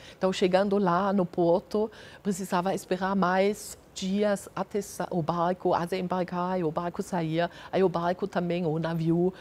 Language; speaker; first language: Portuguese; non-native, fluent; German